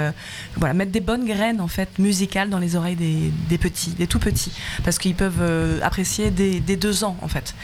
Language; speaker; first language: French; native; French